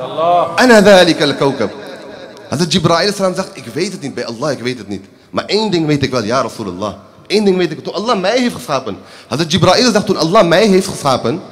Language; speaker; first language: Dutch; early bilingual, other home language; Urdu